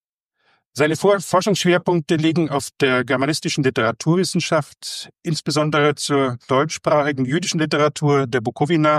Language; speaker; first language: German; native; German